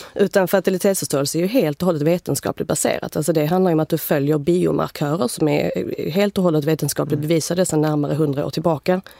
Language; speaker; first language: Swedish; native; Swedish